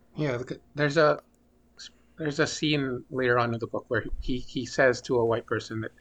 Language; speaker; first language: English; early bilingual, other home language; Filipino